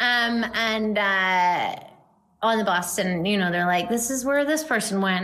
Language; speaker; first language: English; native; English